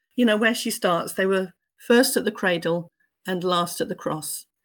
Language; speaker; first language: English; native; English